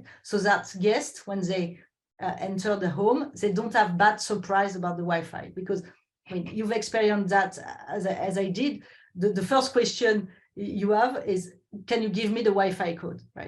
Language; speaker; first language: English; non-native, fluent; French